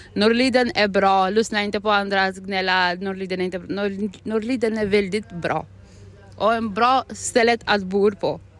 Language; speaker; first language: Swedish; non-native, fluent; Albanian